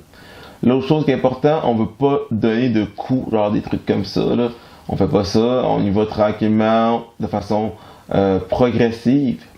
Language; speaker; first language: French; native; French